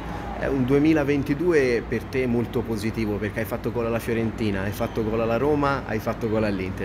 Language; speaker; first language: Italian; native; Italian